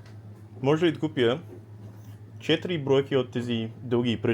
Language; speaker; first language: Bulgarian; non-native, learner; English